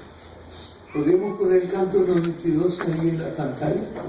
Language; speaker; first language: Spanish; native; Spanish